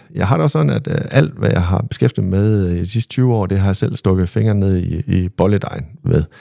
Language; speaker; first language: Danish; native; Danish